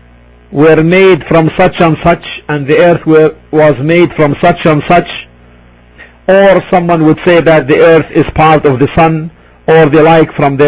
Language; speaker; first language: English; non-native, fluent; Arabic